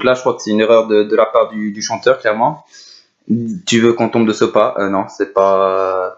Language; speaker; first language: French; native; French